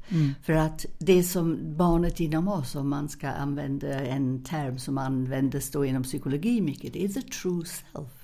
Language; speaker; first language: Swedish; non-native, fluent; English